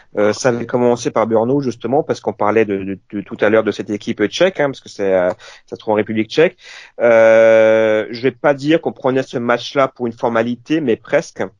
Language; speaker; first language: French; native; French